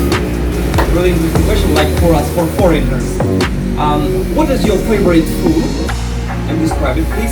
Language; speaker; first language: English; non-native, learner; Russian